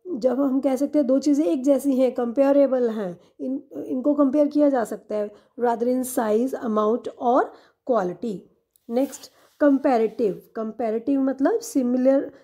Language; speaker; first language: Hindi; non-native, local second language; Punjabi